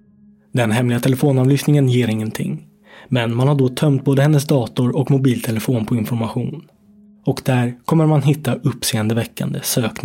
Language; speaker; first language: Swedish; native; Swedish